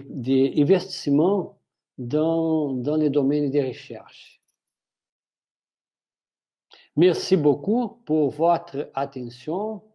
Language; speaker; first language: French; non-native, fluent; Portuguese